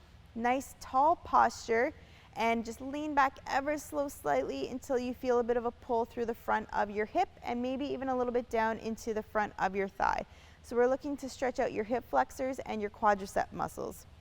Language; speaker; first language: English; native; English